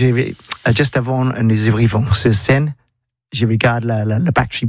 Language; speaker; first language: French; non-native, learner; English